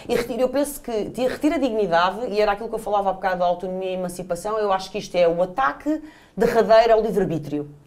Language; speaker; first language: Portuguese; native; Portuguese